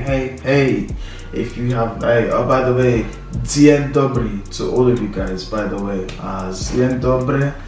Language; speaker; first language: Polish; non-native, learner; English